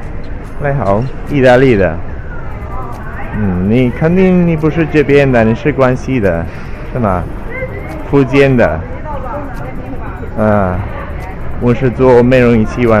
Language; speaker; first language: Chinese; non-native, learner; Italian